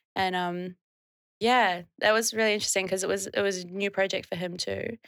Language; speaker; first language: English; native; English